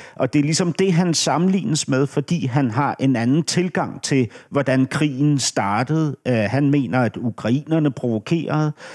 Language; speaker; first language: Danish; native; Danish